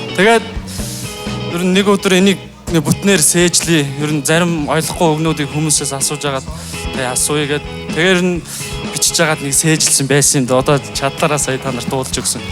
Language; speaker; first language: Mongolian; non-native, local second language; Kazakh